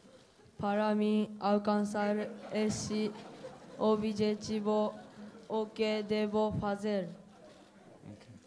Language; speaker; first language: Portuguese; non-native, learner; Japanese